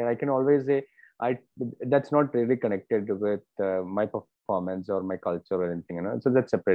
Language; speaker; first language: English; non-native, local second language; Malayalam